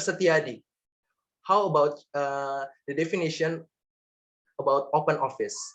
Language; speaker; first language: English; non-native, learner; Indonesian